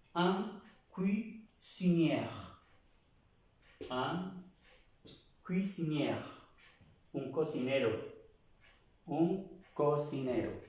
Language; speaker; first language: French; non-native, fluent; Spanish